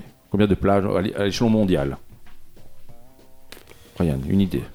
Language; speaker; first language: French; native; French